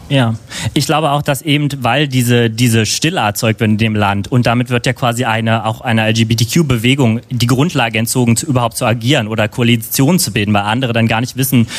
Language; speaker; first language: German; native; German